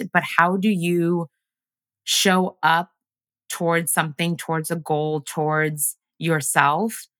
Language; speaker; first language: English; early bilingual, other home language; Ganda